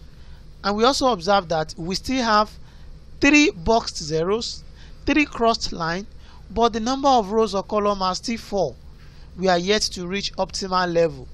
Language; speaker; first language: English; non-native, local second language; Yoruba